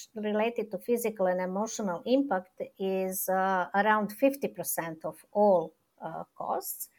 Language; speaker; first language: English; non-native, fluent; Serbian